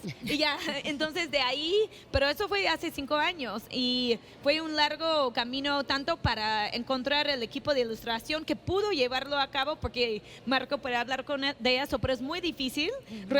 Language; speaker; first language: Spanish; non-native, fluent; English